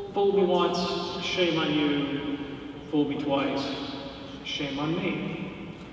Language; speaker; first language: English; native; English